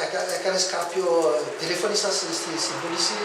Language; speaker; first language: Greek; early bilingual, heritage; Greek